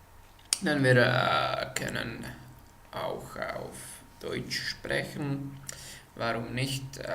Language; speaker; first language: German; non-native, learner; Czech